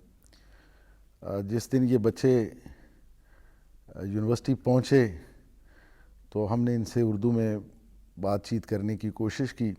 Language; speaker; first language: Urdu; non-native, local second language; Punjabi